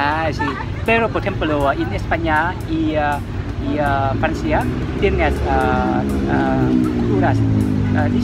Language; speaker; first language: Spanish; non-native, learner; Vietnamese